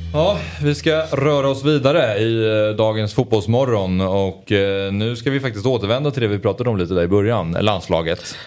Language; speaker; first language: Swedish; native; Swedish